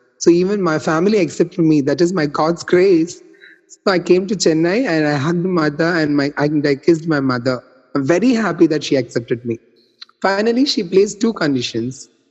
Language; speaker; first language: English; non-native, local second language; Tamil